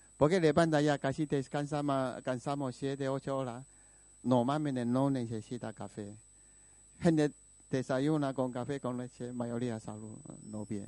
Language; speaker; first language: Spanish; non-native, learner; Chinese